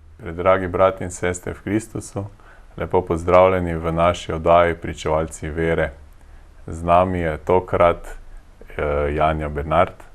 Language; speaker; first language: Slovenian; native; Slovenian